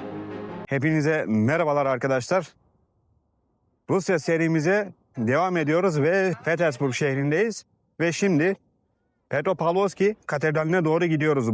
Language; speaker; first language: Turkish; native; Turkish